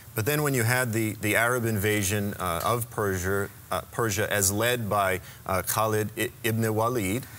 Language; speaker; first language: English; native; English